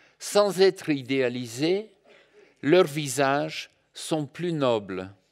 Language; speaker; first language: French; non-native, fluent; Bulgarian